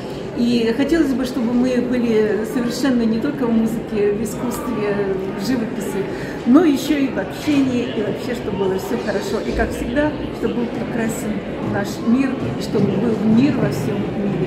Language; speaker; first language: Russian; native; Russian